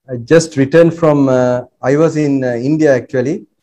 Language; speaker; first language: English; non-native, local second language; Sinhala